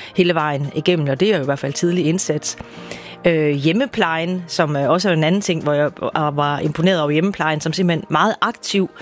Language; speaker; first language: Danish; native; Danish